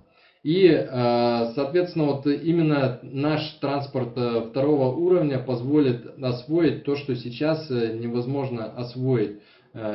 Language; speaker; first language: Russian; native; Russian